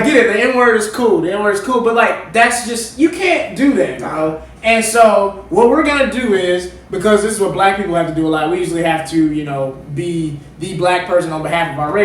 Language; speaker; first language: English; native; English